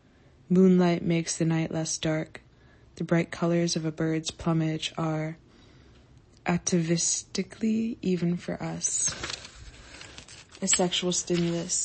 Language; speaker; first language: English; native; English